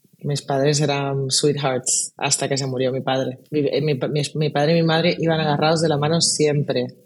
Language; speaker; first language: Spanish; native; Spanish